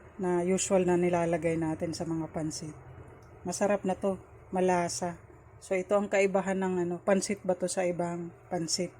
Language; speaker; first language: Filipino; non-native, local second language; Bikol